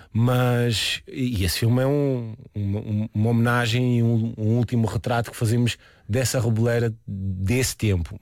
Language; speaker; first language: Portuguese; early bilingual, heritage; Portuguese